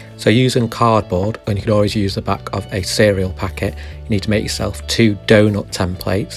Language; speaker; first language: English; native; English